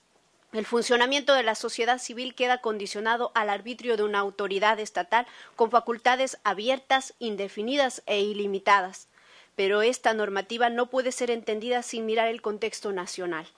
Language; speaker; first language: Spanish; native; Spanish